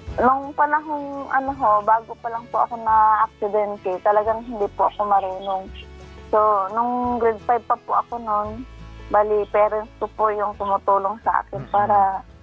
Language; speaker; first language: Filipino; non-native, local second language; Cebuano